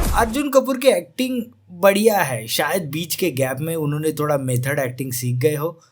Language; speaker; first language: Hindi; non-native, local second language; Marathi